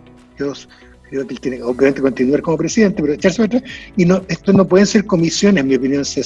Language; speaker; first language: Spanish; native; Spanish